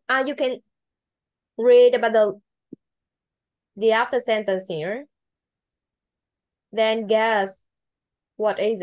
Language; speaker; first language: English; non-native, learner; Vietnamese